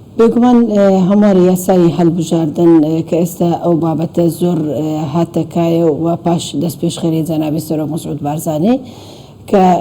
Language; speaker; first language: Central Kurdish; non-native, local second language; Azerbaijani